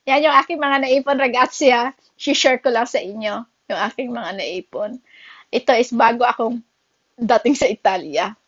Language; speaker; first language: Filipino; native; Filipino